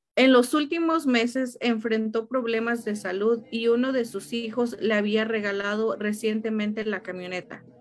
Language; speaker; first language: Spanish; native; Spanish